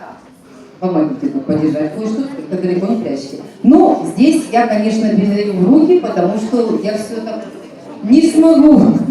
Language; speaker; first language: Russian; native; Russian